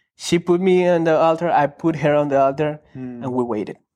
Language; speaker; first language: English; non-native, fluent; Spanish